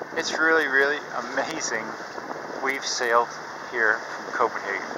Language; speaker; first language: English; non-native, fluent; Danish